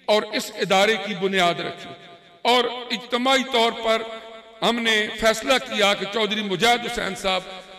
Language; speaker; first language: Urdu; native; Urdu